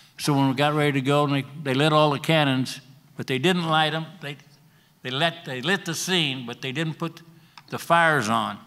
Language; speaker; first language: English; native; English